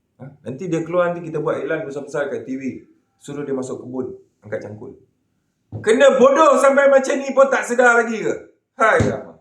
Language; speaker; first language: Malay; native; Malay